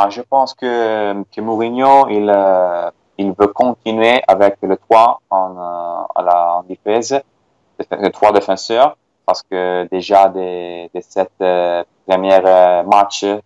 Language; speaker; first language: French; non-native, fluent; Italian